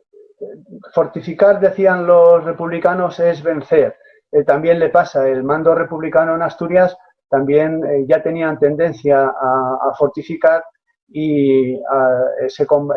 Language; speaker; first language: Spanish; native; Spanish